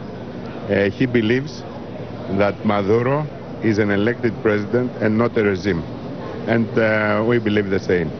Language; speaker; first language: English; non-native, fluent; Greek